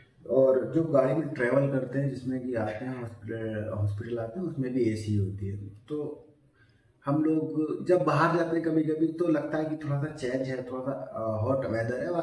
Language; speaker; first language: Hindi; native; Hindi